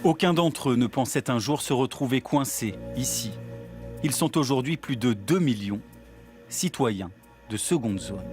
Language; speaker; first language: French; native; French